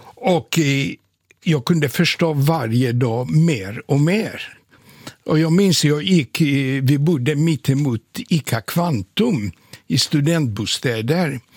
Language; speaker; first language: Swedish; non-native, fluent; Polish